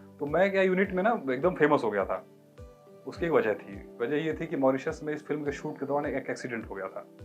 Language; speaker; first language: Hindi; non-native, local second language; Bhojpuri